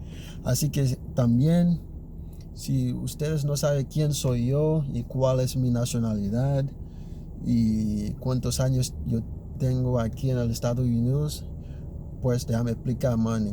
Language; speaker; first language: Spanish; early bilingual, other home language; Haitian Creole